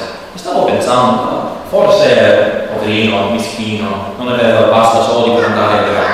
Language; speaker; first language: Italian; non-native, learner; English